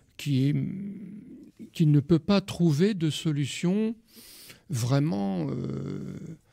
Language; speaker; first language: French; native; French